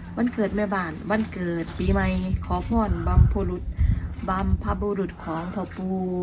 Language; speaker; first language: Thai; native; Thai